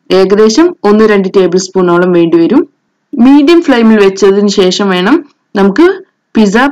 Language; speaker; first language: Malayalam; native; Malayalam